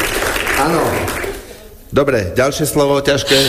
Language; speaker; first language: Slovak; native; Slovak